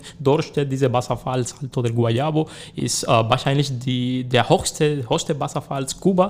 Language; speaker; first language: German; non-native, learner; Spanish